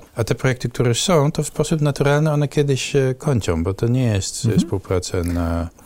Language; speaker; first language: Polish; non-native, fluent; Dutch